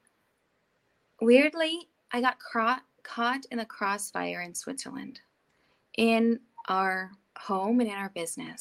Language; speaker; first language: English; native; English